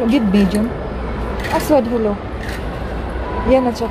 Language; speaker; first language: Arabic; non-native, learner; Filipino